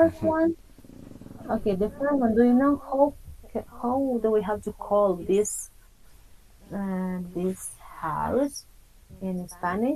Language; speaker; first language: English; non-native, fluent; Spanish